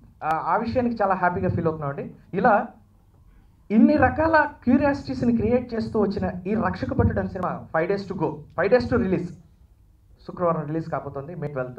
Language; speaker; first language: Telugu; native; Telugu